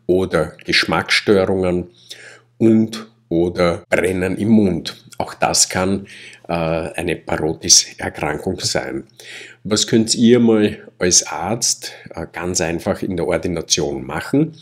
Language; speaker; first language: German; native; German